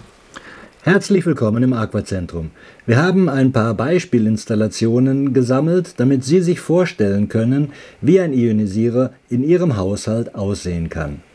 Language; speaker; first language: German; native; German